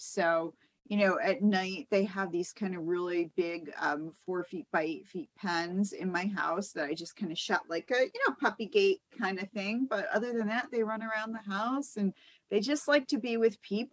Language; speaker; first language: English; native; English